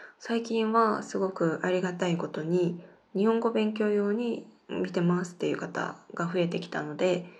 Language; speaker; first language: Japanese; non-native, fluent; Korean